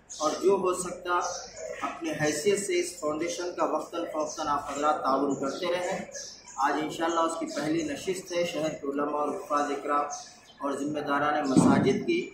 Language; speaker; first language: Hindi; non-native, local second language; Urdu